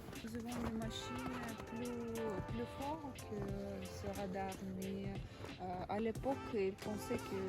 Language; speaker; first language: French; non-native, learner; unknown